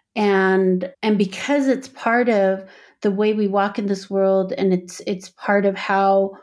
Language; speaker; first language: English; native; English